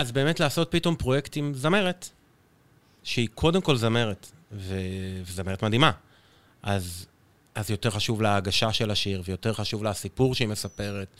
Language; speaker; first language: Hebrew; native; Hebrew